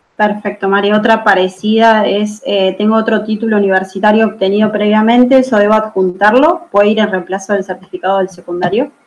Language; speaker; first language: Spanish; native; Spanish